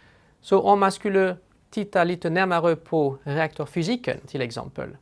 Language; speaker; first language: Swedish; non-native, fluent; French